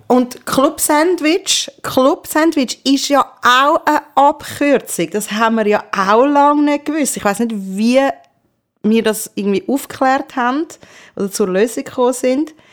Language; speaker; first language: German; early bilingual, other home language; Persian